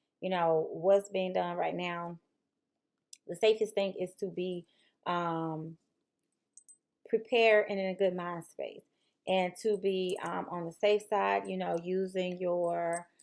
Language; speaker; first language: English; native; English